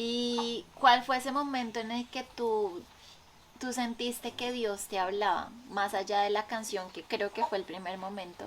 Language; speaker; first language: Spanish; native; Spanish